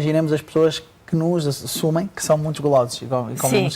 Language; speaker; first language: Portuguese; native; Portuguese